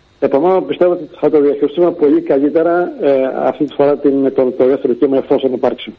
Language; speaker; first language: Greek; native; Greek